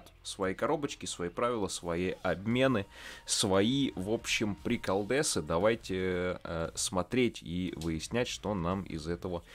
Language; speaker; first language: Russian; native; Russian